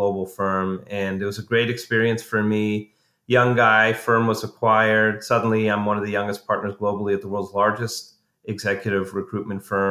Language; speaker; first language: English; native; English